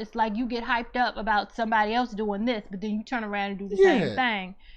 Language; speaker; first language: English; native; English